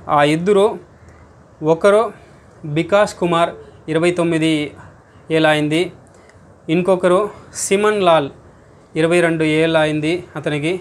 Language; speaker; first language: Telugu; non-native, learner; Tamil